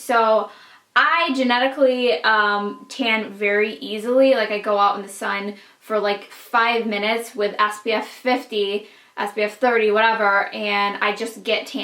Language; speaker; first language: English; native; English